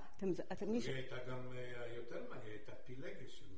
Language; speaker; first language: Hebrew; non-native, fluent; Polish